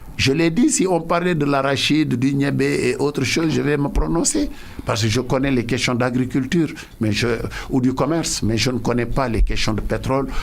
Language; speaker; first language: French; non-native, local second language; Wolof